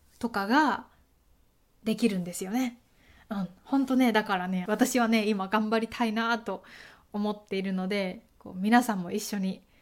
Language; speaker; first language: Japanese; native; Japanese